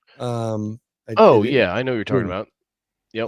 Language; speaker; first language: English; native; English